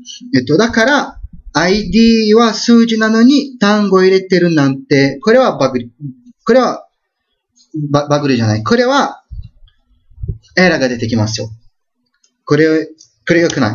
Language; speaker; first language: Japanese; non-native, fluent; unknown